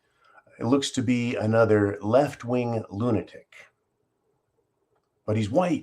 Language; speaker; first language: English; native; English